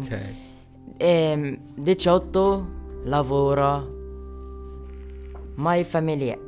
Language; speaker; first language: Italian; non-native, learner; Arabic